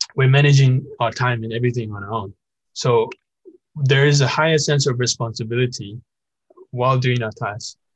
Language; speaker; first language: English; non-native, fluent; Burmese